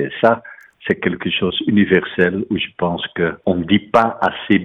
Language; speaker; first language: French; non-native, fluent; Dutch